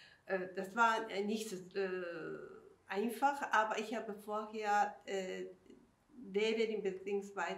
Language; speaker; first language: German; non-native, fluent; Japanese